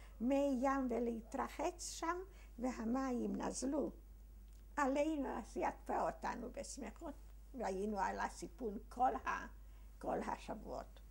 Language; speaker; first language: Hebrew; early bilingual, other home language; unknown